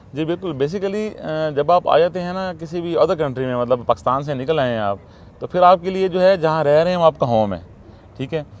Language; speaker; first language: Urdu; non-native, local second language; Saraiki